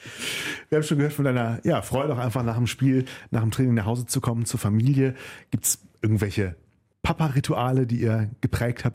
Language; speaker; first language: German; native; German